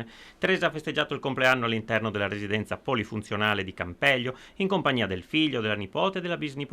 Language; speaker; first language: Italian; native; Italian